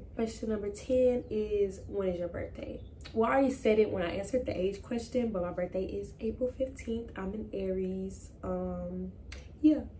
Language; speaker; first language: English; native; English